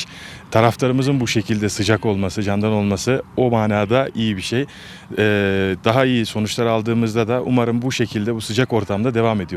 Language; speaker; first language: Turkish; native; Turkish